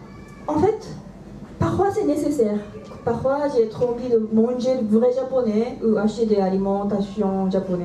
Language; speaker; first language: French; non-native, fluent; Japanese